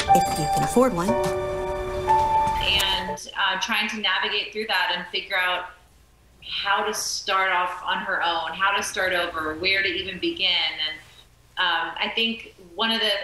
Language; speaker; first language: English; native; English